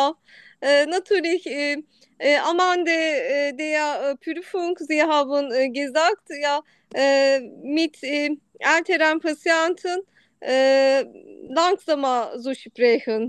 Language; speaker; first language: German; non-native, learner; Turkish